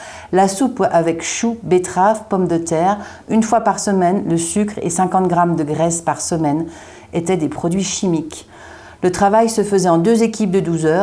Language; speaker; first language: French; native; French